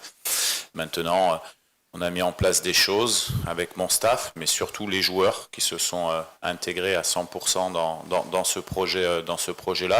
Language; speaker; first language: French; native; French